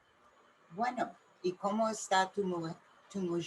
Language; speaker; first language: Spanish; non-native, learner; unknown